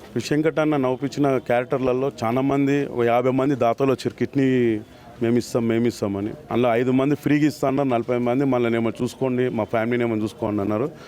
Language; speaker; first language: Telugu; native; Telugu